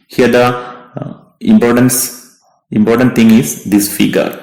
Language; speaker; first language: English; non-native, local second language; Malayalam